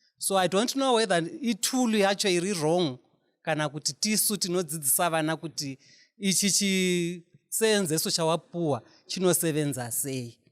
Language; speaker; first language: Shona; non-native, local second language; North Ndebele